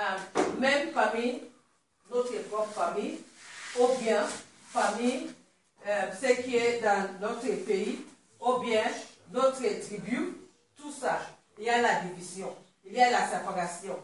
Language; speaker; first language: French; non-native, learner; Swahili